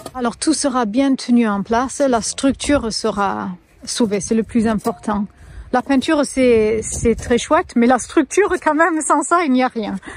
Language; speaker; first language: French; non-native, fluent; English